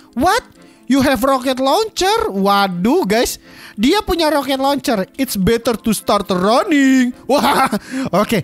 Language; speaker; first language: English; non-native, learner; Indonesian